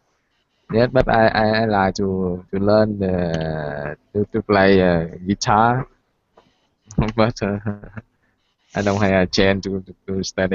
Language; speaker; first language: English; non-native, learner; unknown